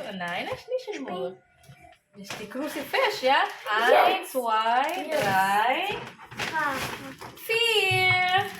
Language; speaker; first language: German; non-native, learner; Filipino